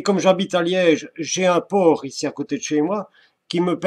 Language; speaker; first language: French; native; French